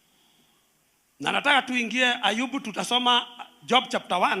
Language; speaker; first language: Swahili; non-native, local second language; Kikuyu